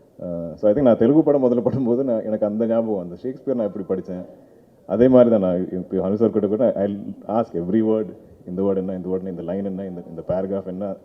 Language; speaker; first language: Tamil; non-native, local second language; Malayalam